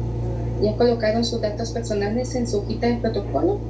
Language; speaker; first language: Spanish; native; Spanish